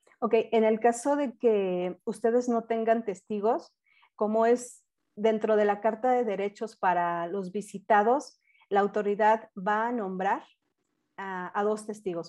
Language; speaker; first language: Spanish; native; Spanish